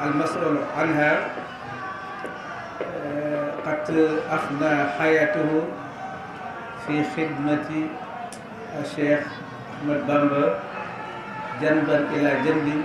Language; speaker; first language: Arabic; non-native, fluent; Wolof